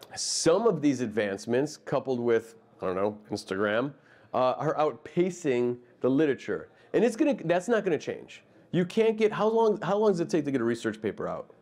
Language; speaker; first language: English; native; English